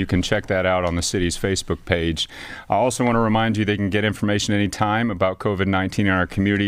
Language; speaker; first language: English; native; English